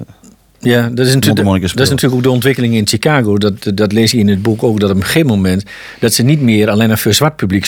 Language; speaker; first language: Dutch; native; Dutch